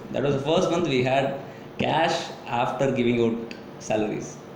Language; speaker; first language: English; non-native, local second language; Tamil